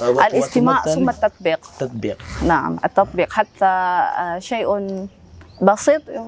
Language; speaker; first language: Arabic; non-native, fluent; Indonesian